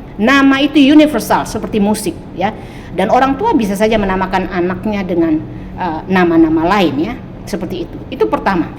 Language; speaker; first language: Indonesian; native; Indonesian